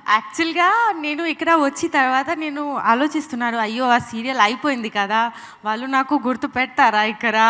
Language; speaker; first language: Telugu; non-native, local second language; Bangla